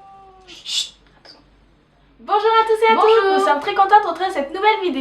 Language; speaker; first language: French; native; French